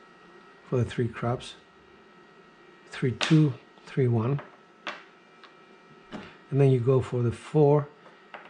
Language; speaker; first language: English; non-native, fluent; Greek